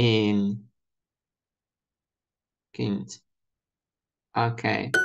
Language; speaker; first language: Dutch; non-native, learner; Russian